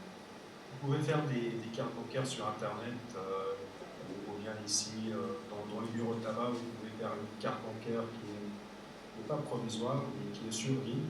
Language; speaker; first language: French; non-native, fluent; Arabic